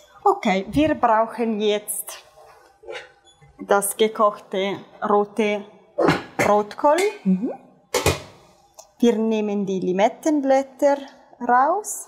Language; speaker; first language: German; non-native, fluent; Italian